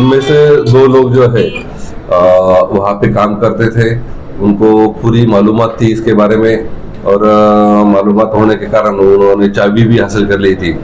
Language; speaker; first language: Hindi; non-native, local second language; Marathi